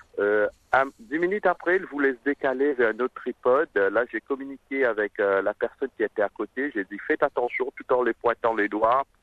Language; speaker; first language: French; non-native, local second language; Morisyen